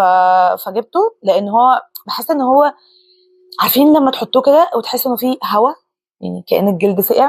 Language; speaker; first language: Arabic; native; Arabic